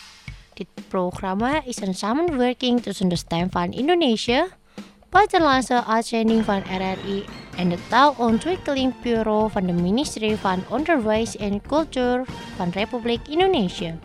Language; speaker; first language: Dutch; non-native, learner; Indonesian